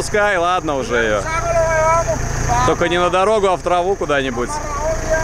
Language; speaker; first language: Russian; native; Russian